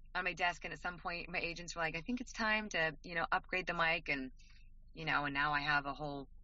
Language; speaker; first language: English; native; English